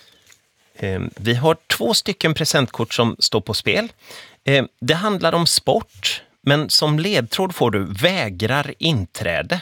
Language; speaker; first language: Swedish; native; Swedish